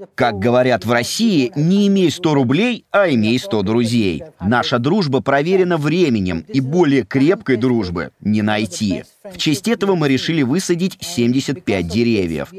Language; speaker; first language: Russian; non-native, fluent; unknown